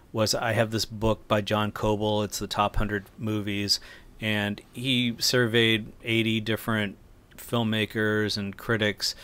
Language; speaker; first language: English; native; English